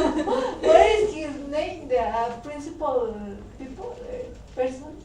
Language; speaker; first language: English; non-native, learner; Spanish